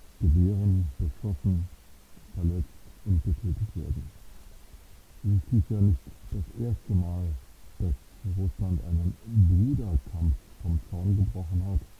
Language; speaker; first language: German; native; German